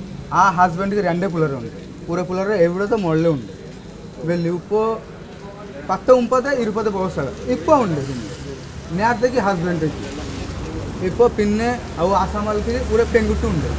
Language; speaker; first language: Malayalam; non-native, learner; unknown